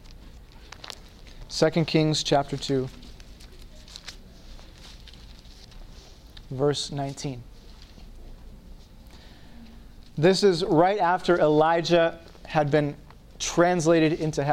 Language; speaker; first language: English; native; English